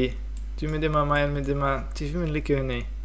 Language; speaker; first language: Welsh; non-native, fluent; English